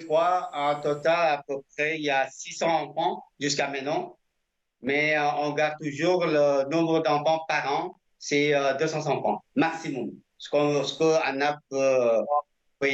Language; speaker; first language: French; non-native, fluent; Indonesian